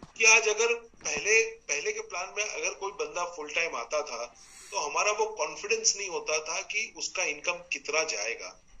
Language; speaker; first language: Hindi; native; Hindi